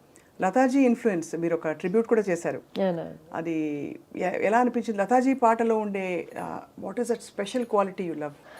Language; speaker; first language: Telugu; native; Telugu